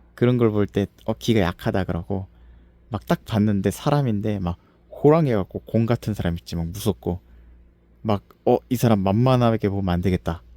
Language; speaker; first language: Korean; native; Korean